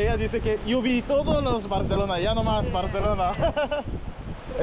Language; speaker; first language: Spanish; non-native, learner; Korean